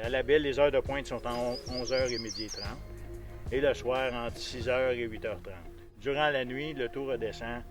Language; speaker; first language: French; native; French